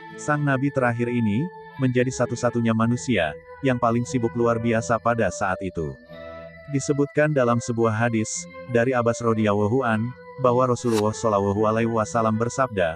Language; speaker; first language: Indonesian; native; Indonesian